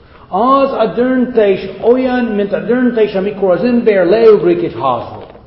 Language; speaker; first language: Hungarian; non-native, fluent; English